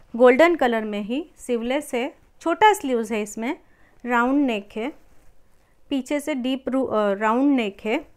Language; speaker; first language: Hindi; non-native, local second language; Marathi